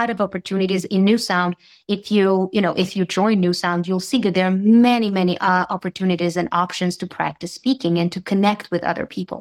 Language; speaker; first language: English; non-native, fluent; Serbian